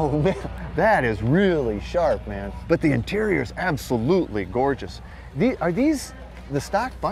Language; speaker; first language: English; native; English